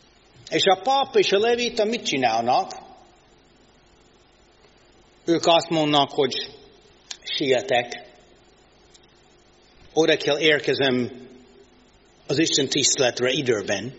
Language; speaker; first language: Hungarian; non-native, fluent; English